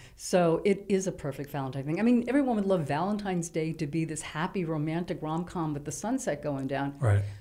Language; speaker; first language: English; native; English